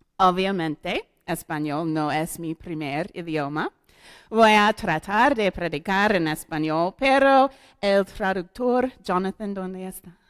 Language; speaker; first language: Spanish; non-native, learner; English